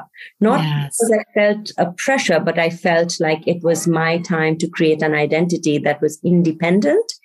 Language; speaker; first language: English; non-native, local second language; Bangla